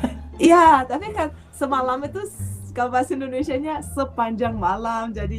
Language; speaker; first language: Indonesian; non-native, fluent; Russian